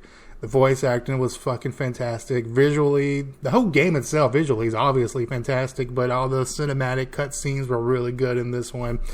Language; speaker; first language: English; native; English